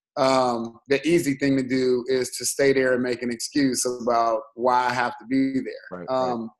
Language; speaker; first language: English; native; English